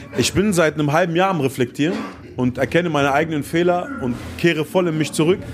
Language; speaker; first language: German; native; German